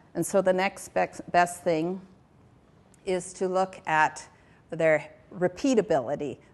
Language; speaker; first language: English; native; English